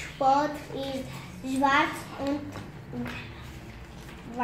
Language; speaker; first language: German; non-native, learner; Hungarian